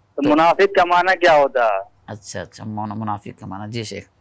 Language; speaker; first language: Hindi; native; Hindi